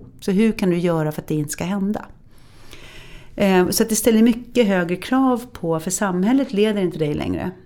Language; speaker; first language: Swedish; native; Swedish